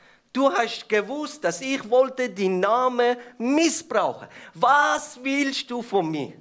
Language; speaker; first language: German; non-native, fluent; Persian